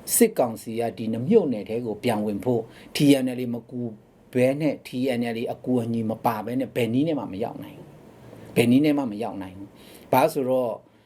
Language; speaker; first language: Burmese; non-native, local second language; Shan